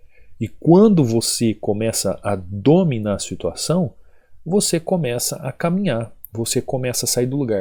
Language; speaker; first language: Portuguese; native; Portuguese